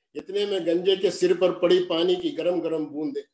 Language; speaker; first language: Hindi; native; Hindi